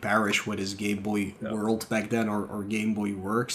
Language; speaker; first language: English; non-native, fluent; Dutch